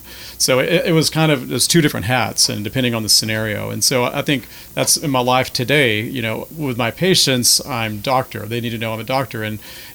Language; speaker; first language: English; native; English